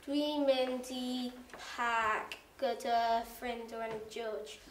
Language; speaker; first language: Welsh; non-native, learner; English